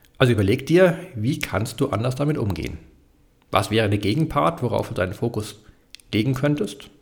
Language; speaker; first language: German; native; German